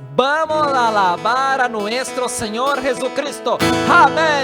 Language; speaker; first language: Spanish; non-native, learner; Portuguese